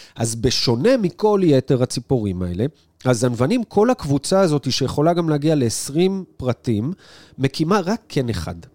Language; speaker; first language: Hebrew; native; Hebrew